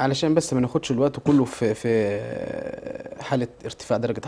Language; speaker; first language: Arabic; native; Arabic